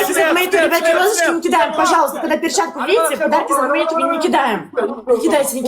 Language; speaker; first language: Russian; native; Russian